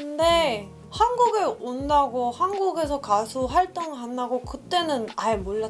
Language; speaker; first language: Korean; non-native, fluent; Spanish